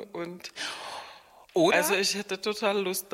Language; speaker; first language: German; non-native, fluent; Czech